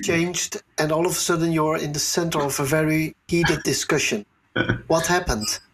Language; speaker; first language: English; non-native, fluent; Dutch